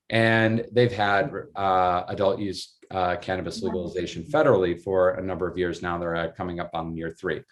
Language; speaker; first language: English; native; English